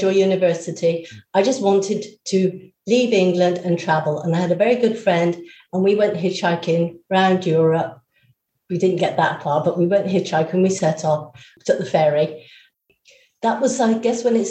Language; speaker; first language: English; native; English